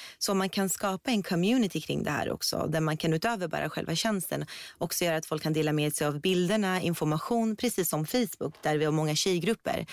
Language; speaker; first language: Swedish; early bilingual, other home language; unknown